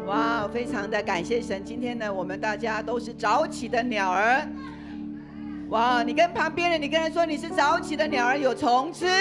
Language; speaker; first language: Chinese; native; Chinese